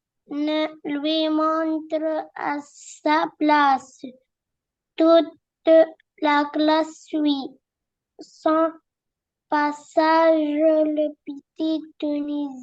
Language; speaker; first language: French; non-native, learner; Arabic